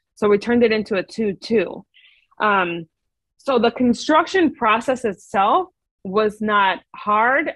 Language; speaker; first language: English; native; English